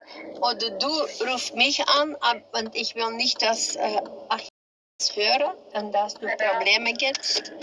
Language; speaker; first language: German; non-native, learner; Dutch